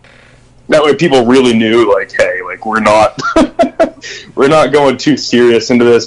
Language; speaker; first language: English; native; English